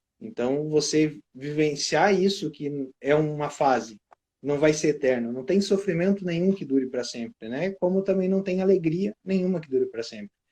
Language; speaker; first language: Portuguese; native; Portuguese